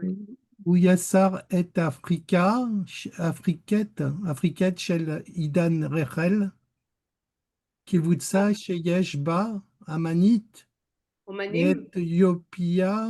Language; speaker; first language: Hebrew; non-native, learner; French